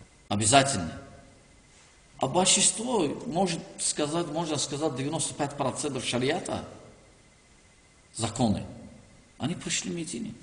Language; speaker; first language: Russian; non-native, learner; Azerbaijani